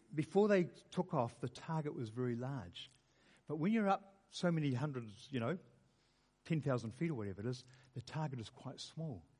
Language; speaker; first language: English; native; English